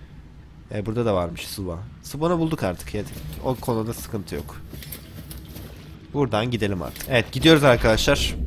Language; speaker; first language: Turkish; native; Turkish